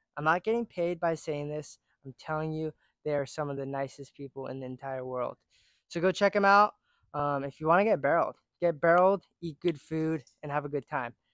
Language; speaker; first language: English; early bilingual, other home language; Japanese